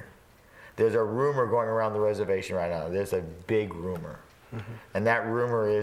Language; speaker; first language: English; native; English